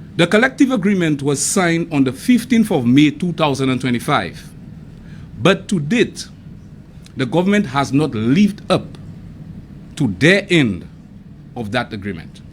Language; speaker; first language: English; non-native, local second language; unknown